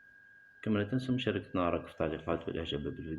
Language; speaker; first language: Arabic; native; Arabic